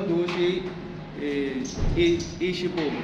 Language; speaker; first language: Korean; non-native, learner; Urdu